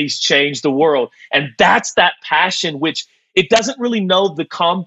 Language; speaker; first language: English; native; English